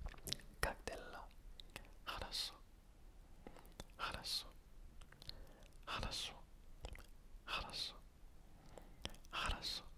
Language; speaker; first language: Russian; non-native, learner; French